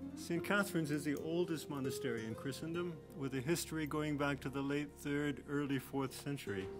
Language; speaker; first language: English; native; English